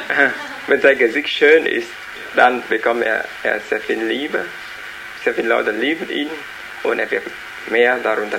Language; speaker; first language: German; non-native, learner; Vietnamese